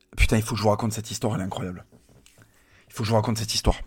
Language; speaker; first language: French; native; French